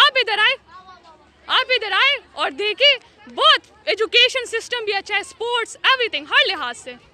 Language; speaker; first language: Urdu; non-native, local second language; Pashto